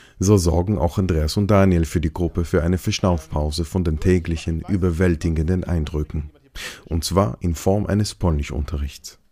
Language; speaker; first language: German; non-native, fluent; Hebrew